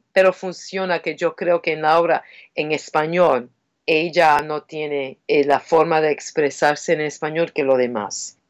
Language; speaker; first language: Spanish; non-native, fluent; English